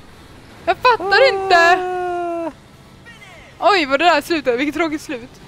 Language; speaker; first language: Swedish; native; Swedish